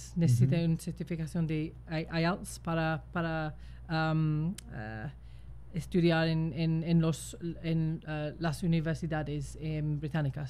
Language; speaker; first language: Spanish; non-native, fluent; English